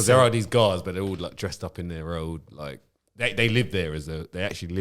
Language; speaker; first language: English; native; English